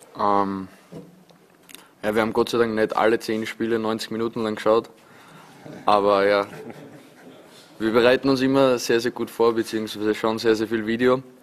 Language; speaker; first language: German; native; German